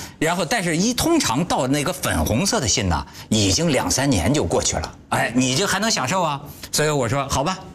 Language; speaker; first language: Chinese; native; Chinese